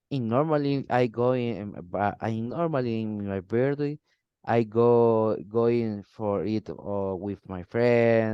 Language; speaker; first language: English; non-native, learner; Spanish